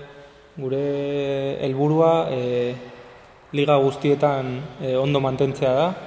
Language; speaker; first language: Basque; non-native, local second language; Spanish